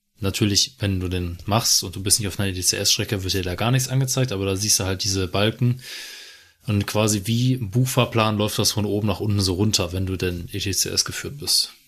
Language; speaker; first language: German; native; German